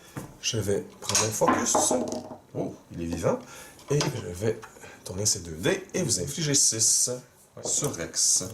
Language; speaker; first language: French; native; French